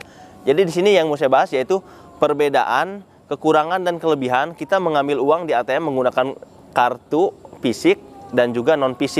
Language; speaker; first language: Indonesian; native; Indonesian